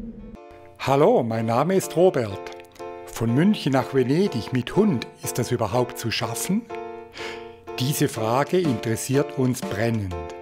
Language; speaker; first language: German; native; German